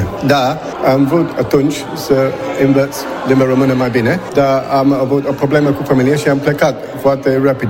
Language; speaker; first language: Romanian; non-native, learner; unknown